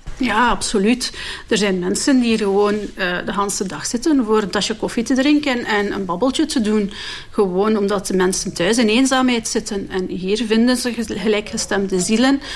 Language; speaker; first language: Dutch; native; Dutch